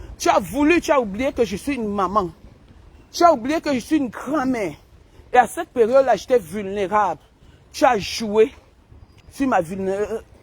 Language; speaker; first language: French; non-native, local second language; Basaa